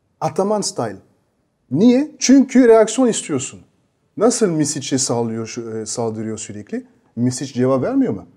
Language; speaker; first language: Turkish; non-native, fluent; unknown